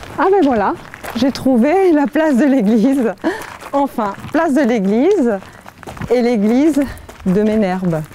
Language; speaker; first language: French; native; French